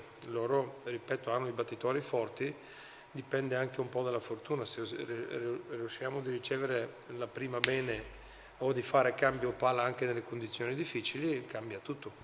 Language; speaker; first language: Italian; non-native, fluent; Bulgarian